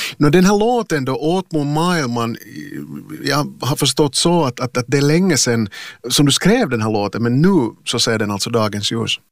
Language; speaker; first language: Swedish; native; Swedish